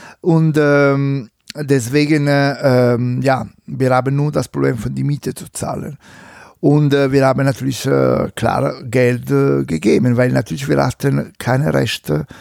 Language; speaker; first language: German; non-native, fluent; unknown